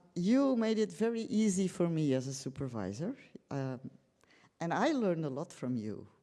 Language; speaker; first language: English; non-native, fluent; Dutch